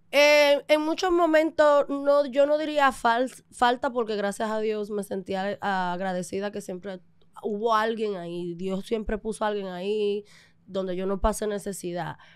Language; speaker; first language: Spanish; early bilingual, other home language; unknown